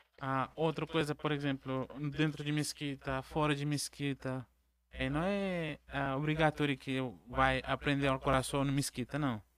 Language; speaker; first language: Portuguese; non-native, learner; Arabic